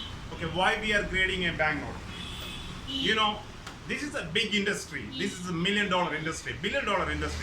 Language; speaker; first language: English; non-native, local second language; Malayalam